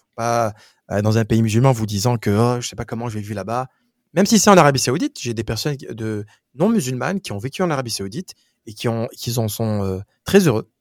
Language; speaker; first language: French; native; French